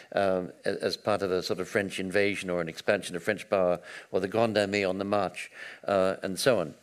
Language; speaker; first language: English; native; English